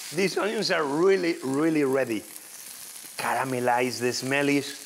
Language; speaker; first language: English; non-native, fluent; Spanish